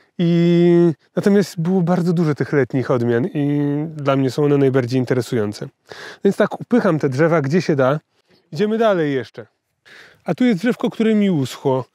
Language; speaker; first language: Polish; native; Polish